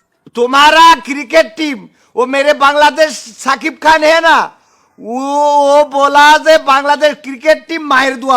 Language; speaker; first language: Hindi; non-native, learner; Bangla